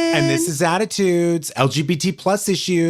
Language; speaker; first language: English; native; English